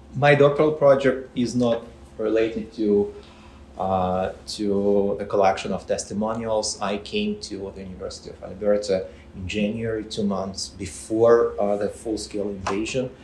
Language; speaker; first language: English; non-native, fluent; Ukrainian